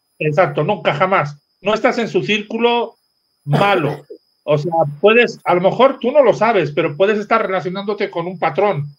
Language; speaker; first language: Spanish; native; Spanish